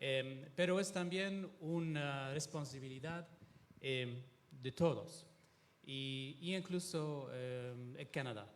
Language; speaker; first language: Spanish; non-native, fluent; Italian